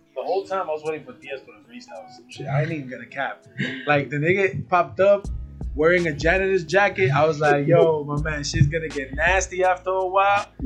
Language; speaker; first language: English; early bilingual, other home language; Spanish